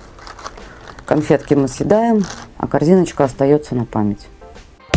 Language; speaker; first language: Russian; native; Russian